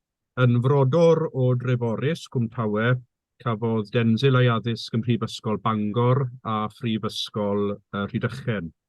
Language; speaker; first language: Welsh; native; Welsh